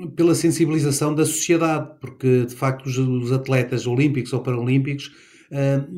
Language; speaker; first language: Portuguese; native; Portuguese